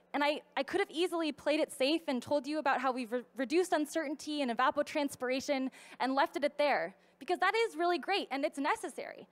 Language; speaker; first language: English; native; English